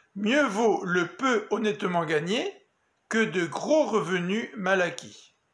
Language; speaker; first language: French; native; French